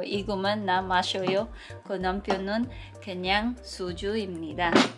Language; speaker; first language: Korean; non-native, learner; Filipino